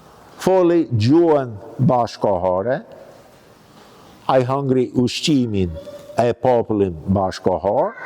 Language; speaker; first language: Albanian; non-native, fluent; English